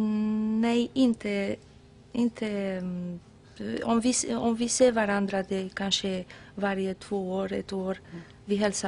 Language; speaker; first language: Swedish; non-native, fluent; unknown